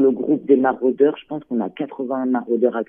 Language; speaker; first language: French; native; French